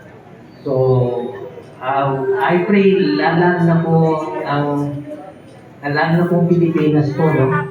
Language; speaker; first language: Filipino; native; Filipino